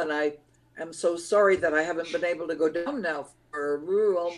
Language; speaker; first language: English; early bilingual, other home language; Lithuanian